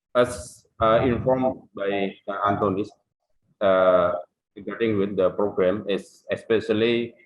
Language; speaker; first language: English; non-native, local second language; Indonesian